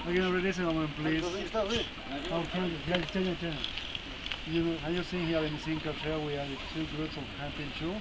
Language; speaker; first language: English; non-native, learner; Spanish